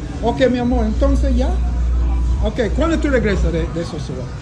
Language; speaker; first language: Spanish; non-native, learner; English